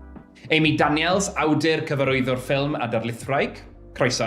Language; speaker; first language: Welsh; native; Welsh